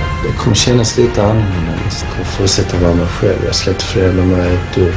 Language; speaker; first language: Swedish; early bilingual, other home language; Bosnian